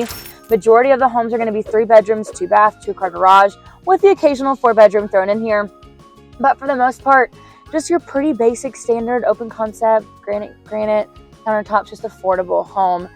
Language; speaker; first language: English; native; English